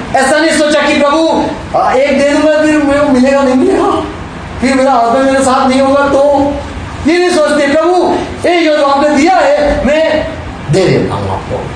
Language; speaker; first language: Hindi; non-native, local second language; Gujarati